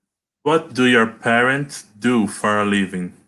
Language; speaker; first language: English; non-native, learner; Portuguese